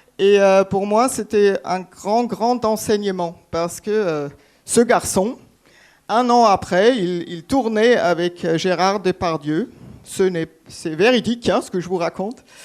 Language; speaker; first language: French; non-native, fluent; German